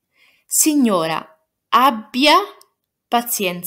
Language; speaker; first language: Italian; non-native, fluent; Portuguese